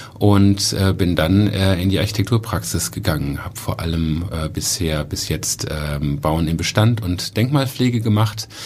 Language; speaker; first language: German; native; German